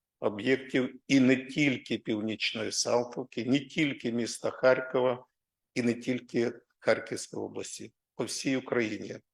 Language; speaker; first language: Ukrainian; non-native, local second language; Russian